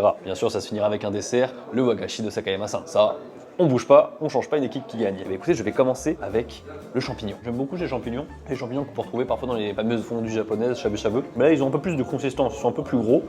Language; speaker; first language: French; native; French